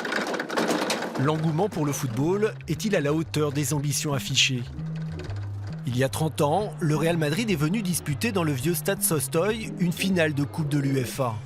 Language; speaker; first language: French; native; French